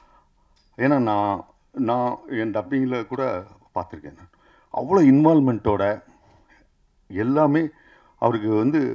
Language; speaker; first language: Tamil; native; Tamil